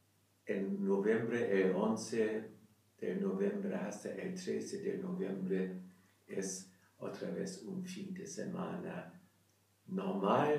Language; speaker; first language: Spanish; non-native, learner; German